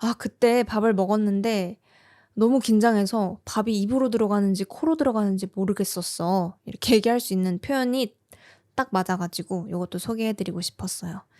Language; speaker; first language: Korean; native; Korean